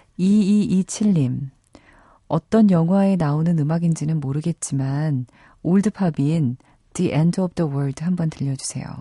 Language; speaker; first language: Korean; native; Korean